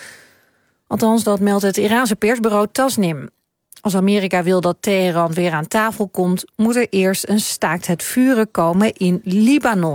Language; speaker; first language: Dutch; native; Dutch